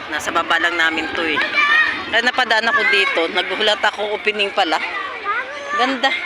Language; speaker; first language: Filipino; non-native, local second language; Cebuano